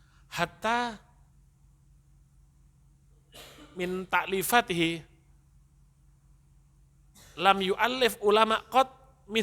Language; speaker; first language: Arabic; non-native, fluent; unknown